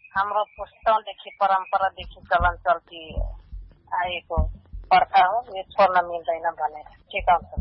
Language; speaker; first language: Nepali; non-native, local second language; Rana Tharu